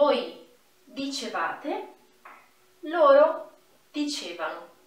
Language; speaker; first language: Italian; non-native, fluent; Portuguese